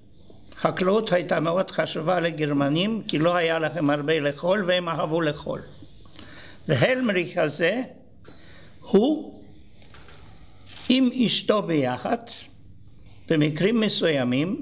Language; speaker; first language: Hebrew; non-native, fluent; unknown